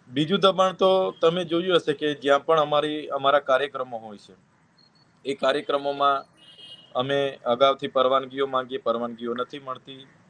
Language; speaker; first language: Gujarati; non-native, local second language; Vasavi